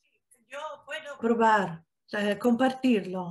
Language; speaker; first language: Spanish; non-native, learner; Italian